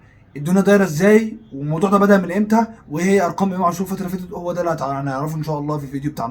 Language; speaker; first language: Arabic; native; Arabic